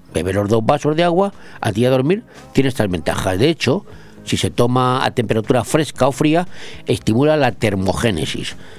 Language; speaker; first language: Spanish; native; Spanish